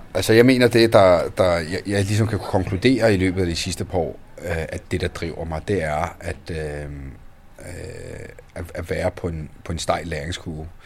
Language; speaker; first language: Danish; early bilingual, other home language; Italian